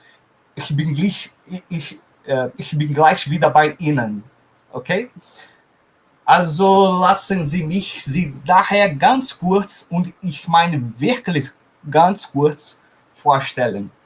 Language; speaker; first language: German; non-native, fluent; Portuguese